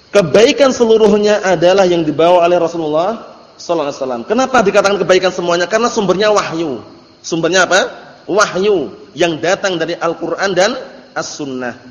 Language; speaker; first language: Indonesian; native; Indonesian